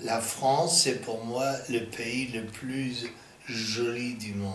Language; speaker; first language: French; non-native, fluent; English